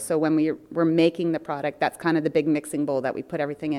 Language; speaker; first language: English; native; English